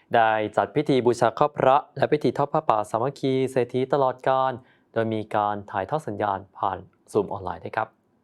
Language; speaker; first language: Thai; native; Thai